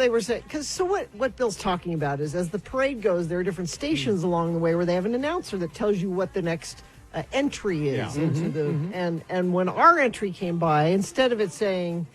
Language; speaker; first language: English; native; English